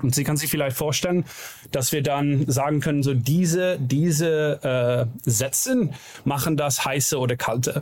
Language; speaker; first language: German; non-native, learner; Dutch